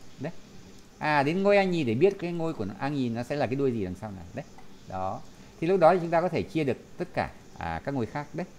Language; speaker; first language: Vietnamese; native; Vietnamese